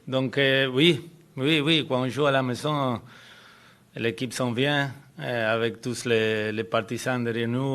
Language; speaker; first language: French; non-native, fluent; Spanish